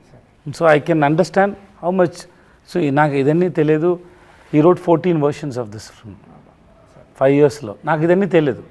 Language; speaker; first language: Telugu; non-native, learner; Tamil